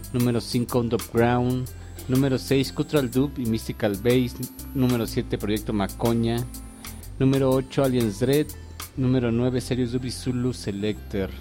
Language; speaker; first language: Spanish; native; Spanish